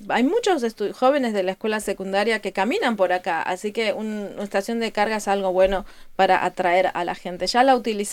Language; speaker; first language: Spanish; native; Spanish